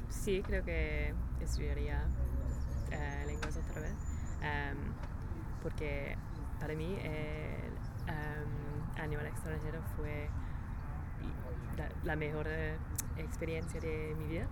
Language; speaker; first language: Spanish; non-native, learner; English